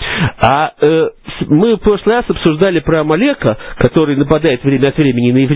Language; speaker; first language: Russian; native; Russian